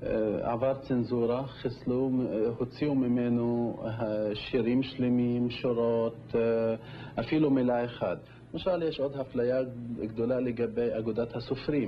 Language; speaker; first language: Hebrew; non-native, local second language; Arabic